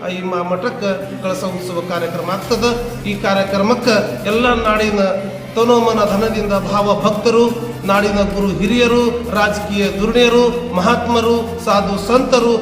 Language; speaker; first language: Kannada; non-native, local second language; Lambadi